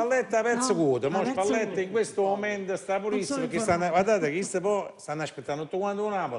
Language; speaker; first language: Italian; native; Italian